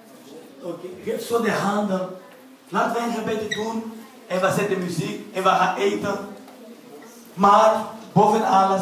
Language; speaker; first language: Dutch; non-native, learner; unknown